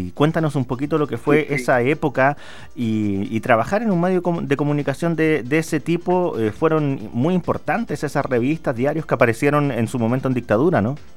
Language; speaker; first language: Spanish; native; Spanish